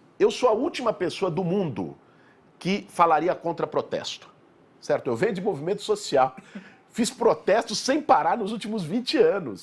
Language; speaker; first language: Portuguese; native; Portuguese